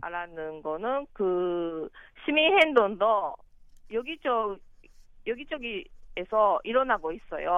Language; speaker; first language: Korean; non-native, learner; Japanese